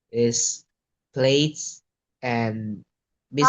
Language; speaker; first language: English; non-native, learner; Vietnamese